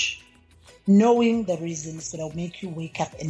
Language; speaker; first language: English; non-native, local second language; Zulu